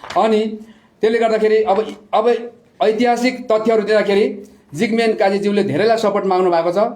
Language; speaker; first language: Nepali; native; Nepali